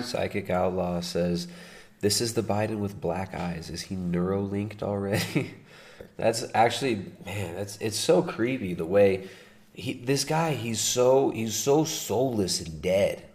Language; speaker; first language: English; native; English